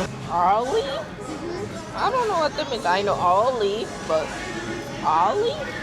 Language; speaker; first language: English; non-native, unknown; Korean